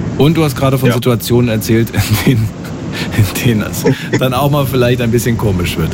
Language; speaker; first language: German; native; German